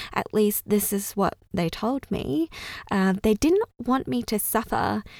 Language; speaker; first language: English; early bilingual, other home language; Cantonese